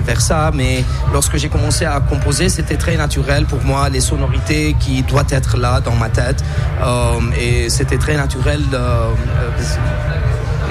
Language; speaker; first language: French; non-native, local second language; Armenian